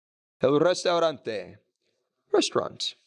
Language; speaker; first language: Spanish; non-native, fluent; English